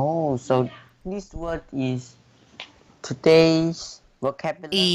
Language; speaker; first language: English; non-native, learner; Chinese